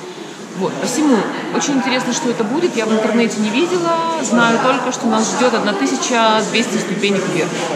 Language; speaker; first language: Russian; native; Russian